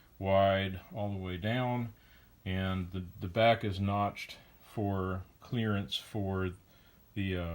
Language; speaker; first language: English; native; English